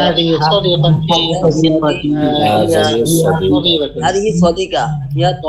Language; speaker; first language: Arabic; non-native, learner; Bangla